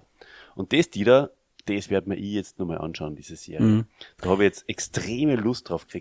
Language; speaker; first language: German; native; German